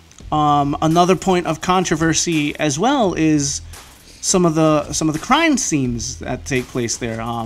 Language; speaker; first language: English; early bilingual, other home language; Spanish